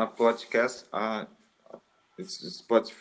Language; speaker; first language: English; non-native, learner; Portuguese